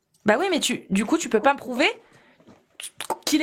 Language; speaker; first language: French; native; French